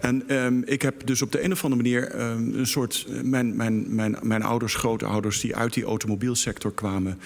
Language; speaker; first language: Dutch; native; Dutch